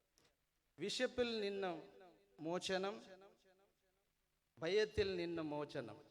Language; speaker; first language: Malayalam; non-native, learner; Urdu